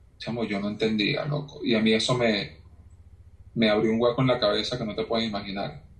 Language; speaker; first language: Spanish; native; Spanish